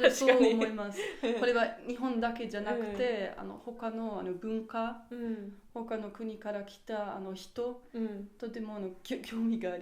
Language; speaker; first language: Japanese; non-native, learner; German